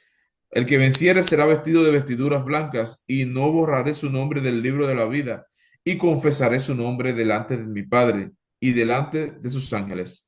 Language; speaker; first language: Spanish; native; Spanish